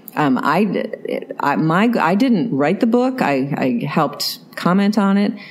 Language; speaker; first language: English; native; English